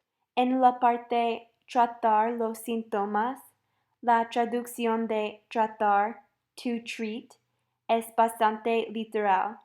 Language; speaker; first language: Spanish; non-native, fluent; English